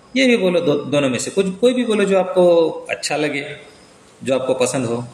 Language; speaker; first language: Hindi; non-native, local second language; Marathi